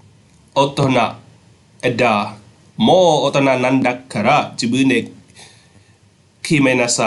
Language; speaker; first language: Japanese; non-native, fluent; Khmer